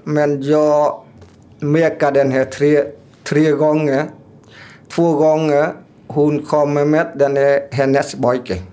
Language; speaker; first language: Swedish; non-native, learner; Vietnamese